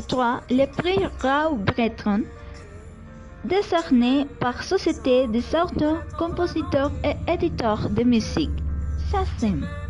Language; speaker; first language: French; non-native, learner; Spanish